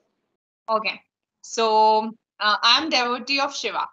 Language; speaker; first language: English; non-native, local second language; Hindi